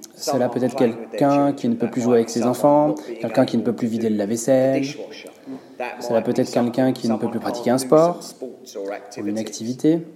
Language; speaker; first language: French; non-native, fluent; English